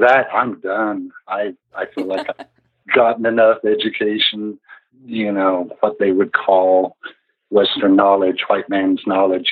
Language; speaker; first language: English; native; English